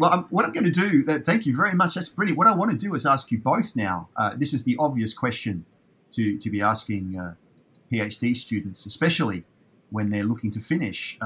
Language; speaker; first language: English; native; English